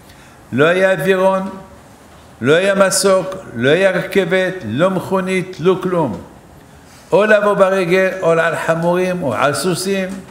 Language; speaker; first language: Hebrew; non-native, fluent; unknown